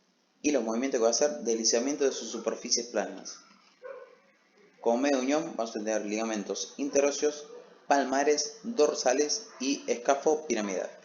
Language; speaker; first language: Spanish; native; Spanish